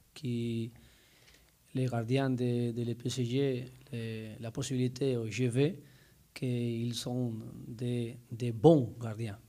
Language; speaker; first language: French; non-native, learner; Spanish